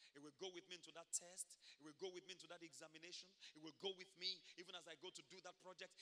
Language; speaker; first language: English; non-native, local second language; Yoruba